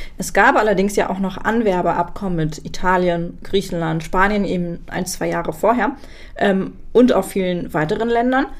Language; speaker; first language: German; native; German